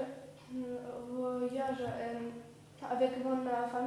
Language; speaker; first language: French; non-native, learner; Russian